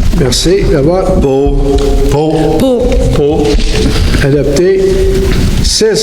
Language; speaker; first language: French; native; French